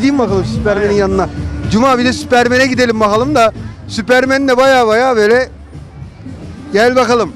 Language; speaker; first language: Turkish; native; Turkish